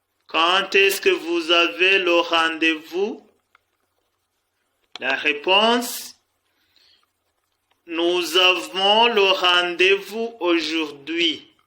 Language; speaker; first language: French; non-native, fluent; Kinyarwanda